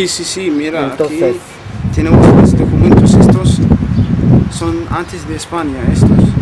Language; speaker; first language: Spanish; non-native, learner; Arabic